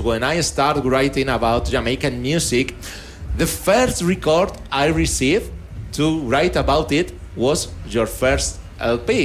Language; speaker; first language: English; non-native, fluent; Spanish